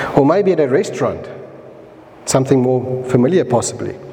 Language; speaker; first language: English; non-native, local second language; Afrikaans